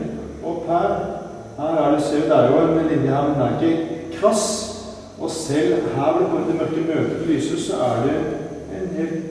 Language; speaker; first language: Norwegian; native; Norwegian